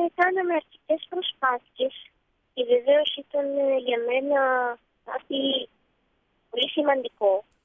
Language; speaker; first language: Greek; non-native, fluent; Arabic